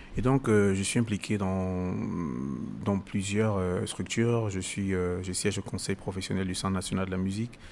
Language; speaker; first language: French; non-native, local second language; Basaa